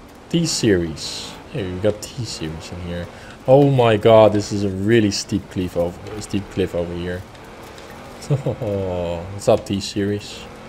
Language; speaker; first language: English; non-native, fluent; Dutch